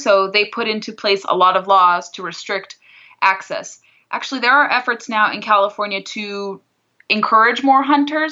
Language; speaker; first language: English; native; English